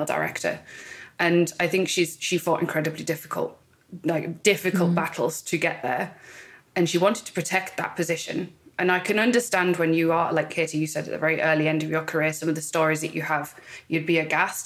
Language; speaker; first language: English; native; English